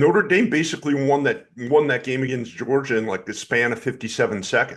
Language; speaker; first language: English; native; English